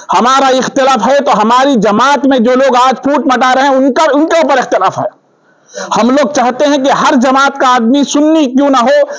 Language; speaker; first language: Urdu; native; Urdu